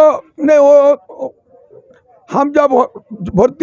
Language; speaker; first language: Hindi; non-native, local second language; Bangla